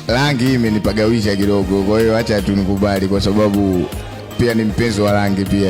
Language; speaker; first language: Swahili; native; Swahili